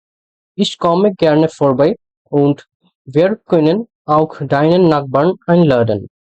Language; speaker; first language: German; non-native, fluent; Bangla